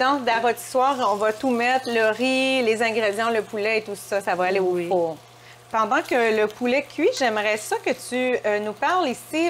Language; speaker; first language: French; native; French